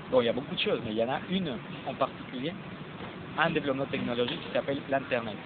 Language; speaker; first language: French; non-native, fluent; Spanish